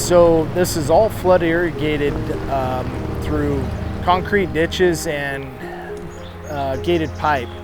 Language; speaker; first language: English; native; English